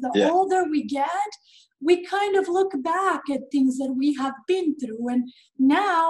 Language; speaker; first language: English; non-native, fluent; Serbian